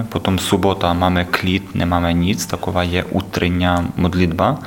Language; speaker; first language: Czech; non-native, learner; Ukrainian